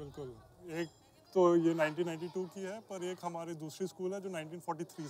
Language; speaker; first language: Hindi; native; Hindi